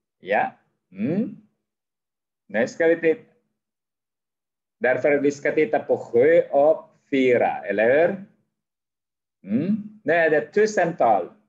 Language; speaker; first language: Swedish; non-native, fluent; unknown